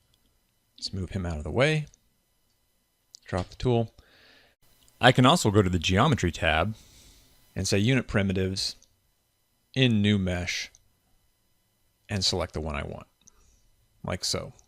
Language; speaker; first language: English; native; English